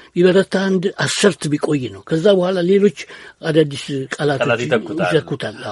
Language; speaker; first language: Amharic; native; Amharic